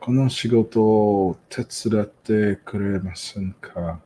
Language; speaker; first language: Japanese; non-native, learner; English